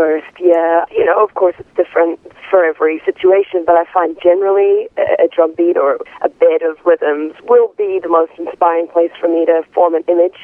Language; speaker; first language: English; native; English